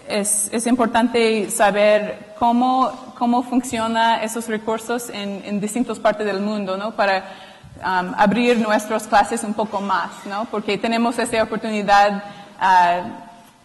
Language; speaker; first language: Spanish; non-native, fluent; English